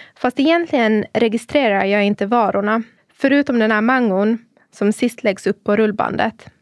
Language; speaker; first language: Swedish; native; Swedish